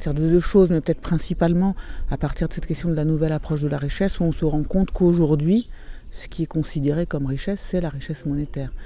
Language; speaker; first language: French; non-native, fluent; Portuguese